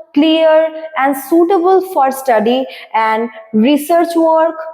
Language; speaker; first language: English; non-native, local second language; Bangla